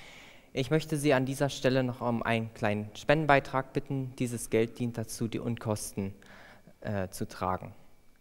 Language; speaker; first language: German; native; German